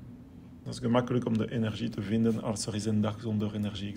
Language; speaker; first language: Dutch; non-native, local second language; French